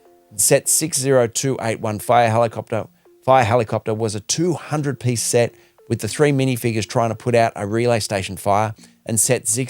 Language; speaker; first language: English; native; English